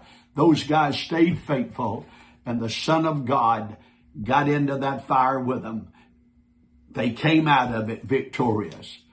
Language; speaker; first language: English; native; English